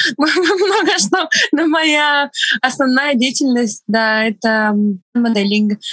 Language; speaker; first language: Russian; non-native, fluent; Estonian